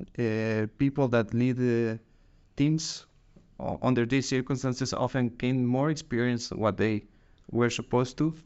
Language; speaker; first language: English; non-native, fluent; Spanish